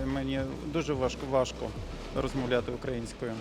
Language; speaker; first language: Ukrainian; non-native, local second language; Russian